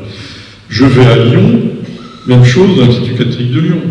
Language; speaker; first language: French; native; French